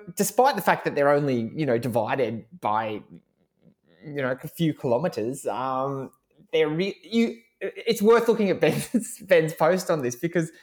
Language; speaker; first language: English; native; English